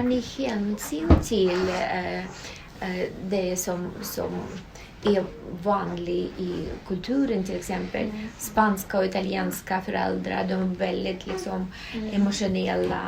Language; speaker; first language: Swedish; non-native, local second language; Russian